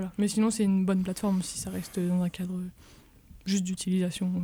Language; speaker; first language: French; native; French